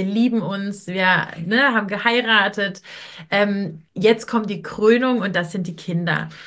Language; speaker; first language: German; native; German